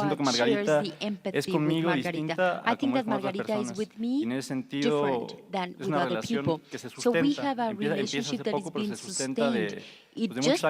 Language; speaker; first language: Spanish; native; Spanish